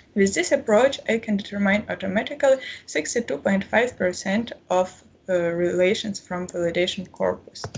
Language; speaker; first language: English; non-native, fluent; Ukrainian